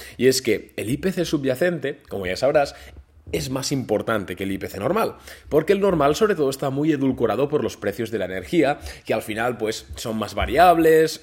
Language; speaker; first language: Spanish; native; Spanish